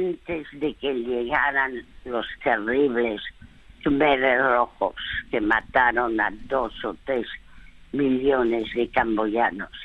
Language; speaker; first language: Spanish; early bilingual, other home language; French